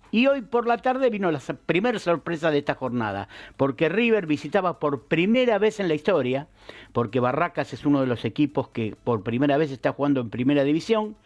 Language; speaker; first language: Spanish; native; Spanish